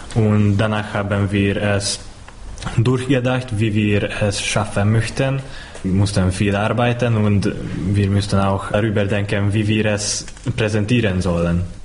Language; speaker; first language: German; non-native, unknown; Hungarian